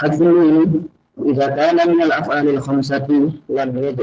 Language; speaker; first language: Arabic; non-native, learner; Indonesian